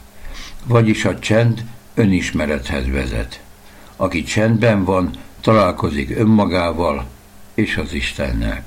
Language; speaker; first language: Hungarian; native; Hungarian